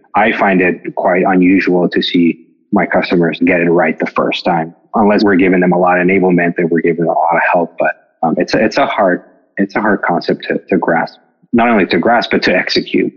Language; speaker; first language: English; non-native, fluent; Spanish